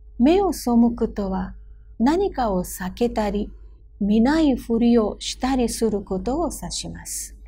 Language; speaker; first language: Japanese; non-native, fluent; Hindi